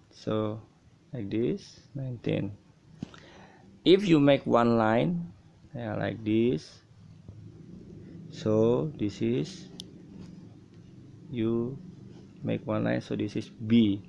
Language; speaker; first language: English; non-native, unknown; Indonesian